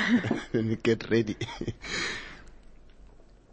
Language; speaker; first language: English; non-native, local second language; Zulu